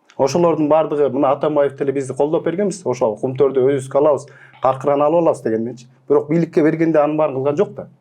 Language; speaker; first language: Kyrgyz; native; Kyrgyz